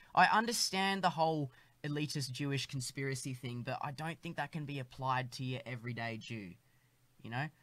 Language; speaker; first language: English; native; English